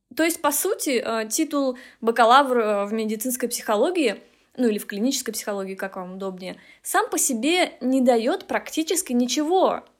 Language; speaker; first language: Russian; native; Russian